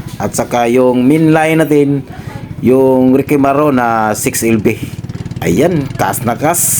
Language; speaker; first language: Filipino; non-native, local second language; Cebuano